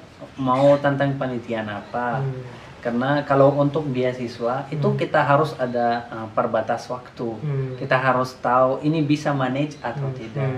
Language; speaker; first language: Indonesian; non-native, learner; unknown